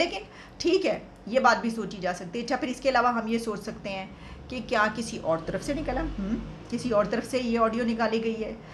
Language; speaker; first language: Urdu; native; Urdu